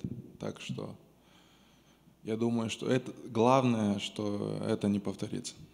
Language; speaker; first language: Russian; non-native, local second language; Romanian